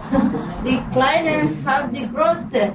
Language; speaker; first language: German; non-native, learner; Vietnamese